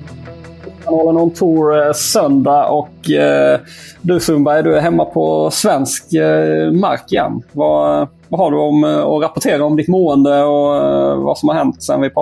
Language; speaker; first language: Swedish; native; Swedish